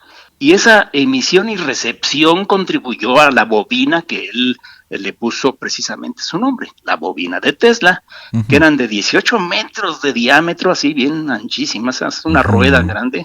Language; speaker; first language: Spanish; native; Spanish